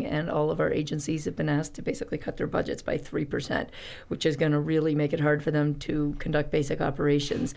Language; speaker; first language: English; native; English